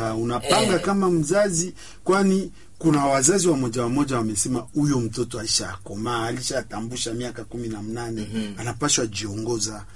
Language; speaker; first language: Swahili; native; Swahili